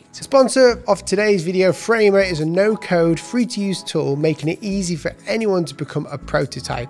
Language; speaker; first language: English; native; English